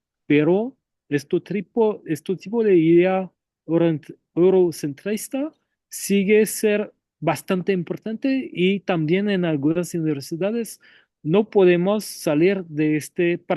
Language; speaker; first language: Spanish; non-native, fluent; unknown